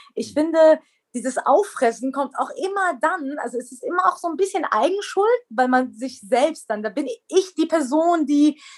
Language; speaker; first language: German; early bilingual, other home language; Persian